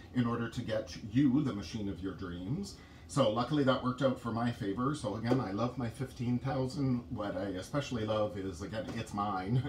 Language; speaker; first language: English; native; English